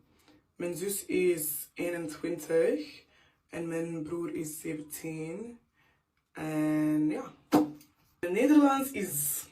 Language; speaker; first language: Dutch; non-native, local second language; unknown